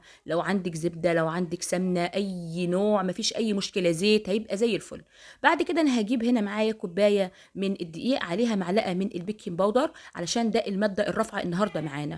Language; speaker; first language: Arabic; native; Arabic